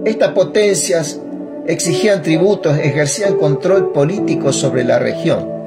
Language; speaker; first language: Spanish; native; Spanish